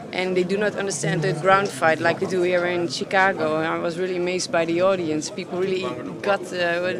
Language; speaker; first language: English; non-native, fluent; Dutch